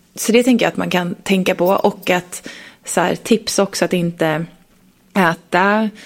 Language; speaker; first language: Swedish; native; Swedish